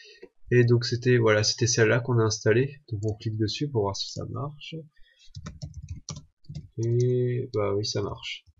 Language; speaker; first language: French; native; French